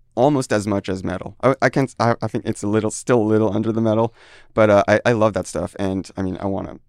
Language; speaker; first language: English; early bilingual, heritage; French